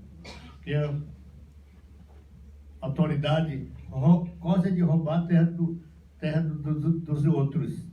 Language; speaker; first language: Portuguese; non-native, local second language; Yanomámi